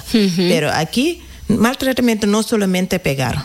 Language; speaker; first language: Spanish; non-native, learner; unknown